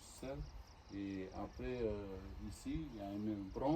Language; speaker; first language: French; non-native, local second language; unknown